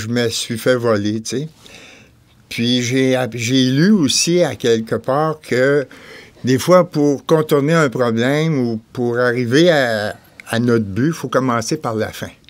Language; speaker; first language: French; native; French